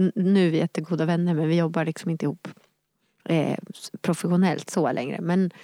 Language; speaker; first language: Swedish; native; Swedish